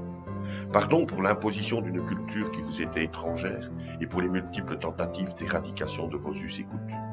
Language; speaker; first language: French; native; French